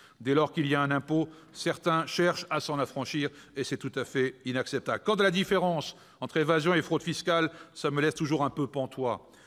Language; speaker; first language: French; native; French